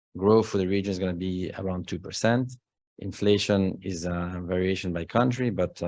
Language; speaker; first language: English; non-native, fluent; Spanish